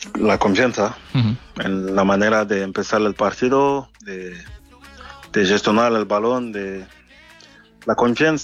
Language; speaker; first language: Spanish; non-native, learner; French